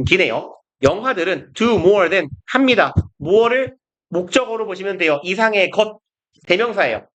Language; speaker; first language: Korean; native; Korean